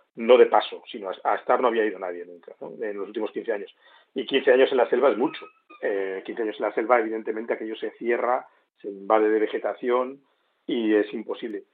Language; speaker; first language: Spanish; native; Spanish